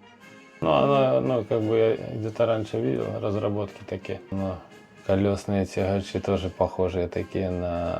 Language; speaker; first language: Russian; native; Russian